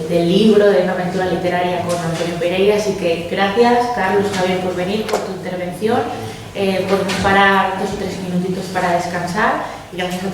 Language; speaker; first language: Spanish; native; Spanish